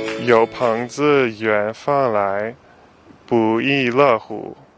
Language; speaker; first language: Chinese; non-native, learner; English